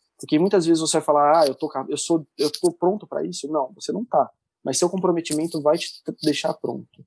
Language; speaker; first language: Portuguese; native; Portuguese